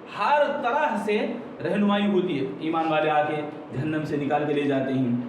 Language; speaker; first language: Urdu; native; Urdu